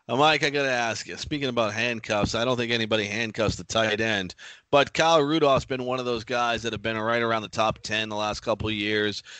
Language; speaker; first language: English; native; English